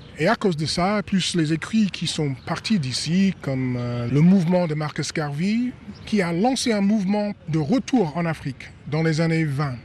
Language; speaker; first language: French; non-native, fluent; English